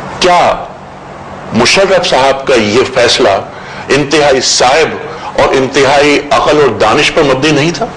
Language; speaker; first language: Urdu; native; Urdu